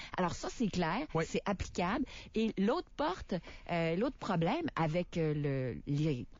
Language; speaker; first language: French; native; French